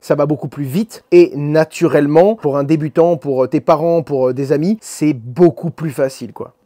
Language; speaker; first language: French; native; French